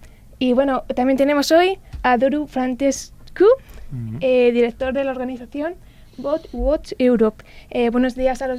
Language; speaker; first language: Spanish; native; Spanish